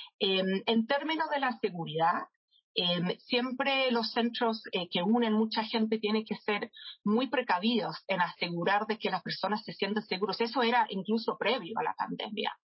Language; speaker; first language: Spanish; non-native, fluent; English